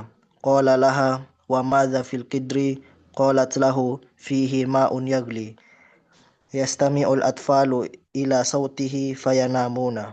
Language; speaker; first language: Arabic; non-native, learner; Indonesian